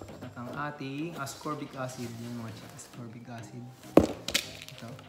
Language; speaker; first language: Filipino; native; Filipino